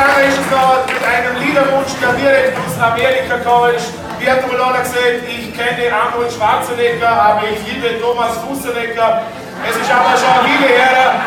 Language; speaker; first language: German; native; German